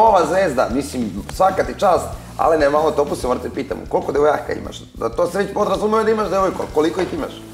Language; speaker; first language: Serbian; native; Serbian